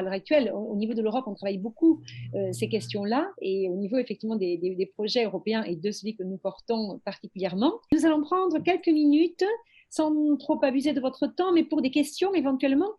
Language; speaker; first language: French; native; French